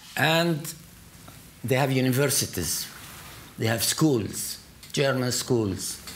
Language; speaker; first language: English; non-native, fluent; Arabic